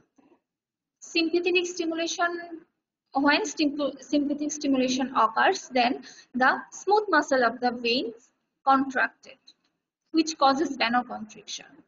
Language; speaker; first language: English; non-native, local second language; Bangla